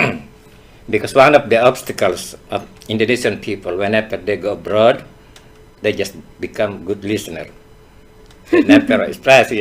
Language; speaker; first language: English; non-native, fluent; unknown